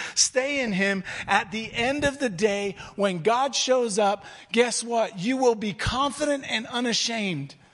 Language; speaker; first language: English; native; English